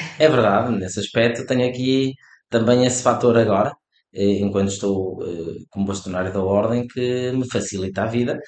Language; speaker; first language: Portuguese; native; Portuguese